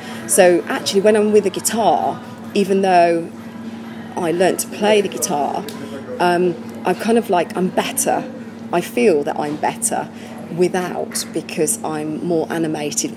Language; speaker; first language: English; native; English